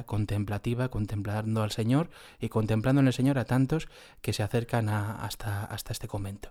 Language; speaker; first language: Spanish; native; Spanish